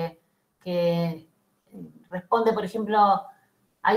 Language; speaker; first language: Spanish; native; Spanish